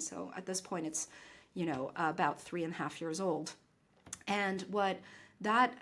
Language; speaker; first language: English; native; English